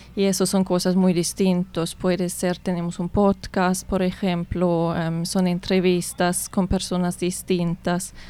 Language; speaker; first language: Spanish; non-native, fluent; German